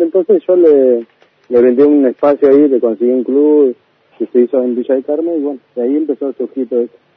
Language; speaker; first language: Spanish; native; Spanish